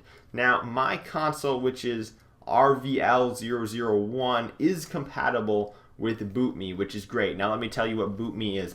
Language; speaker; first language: English; native; English